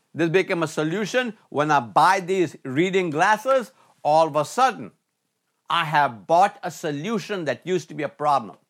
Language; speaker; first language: English; non-native, local second language; Hindi